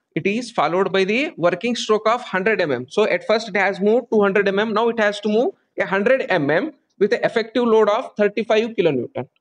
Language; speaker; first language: English; non-native, local second language; Kannada